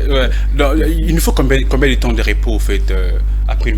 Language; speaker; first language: French; non-native, local second language; Lingala